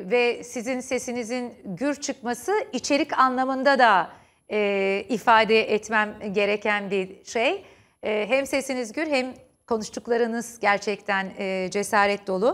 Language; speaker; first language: Turkish; native; Turkish